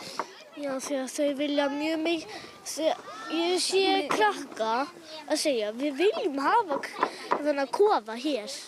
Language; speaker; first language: Icelandic; non-native, learner; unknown